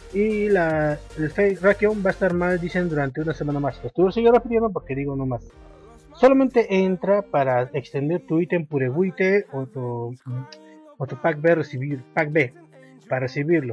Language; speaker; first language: Spanish; native; Spanish